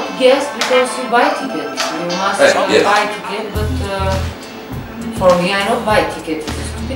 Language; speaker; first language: English; non-native, learner; Bulgarian